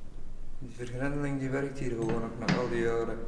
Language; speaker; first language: Dutch; native; Dutch